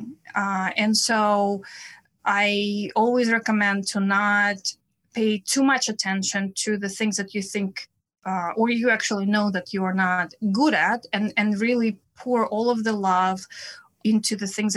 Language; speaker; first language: English; non-native, fluent; Russian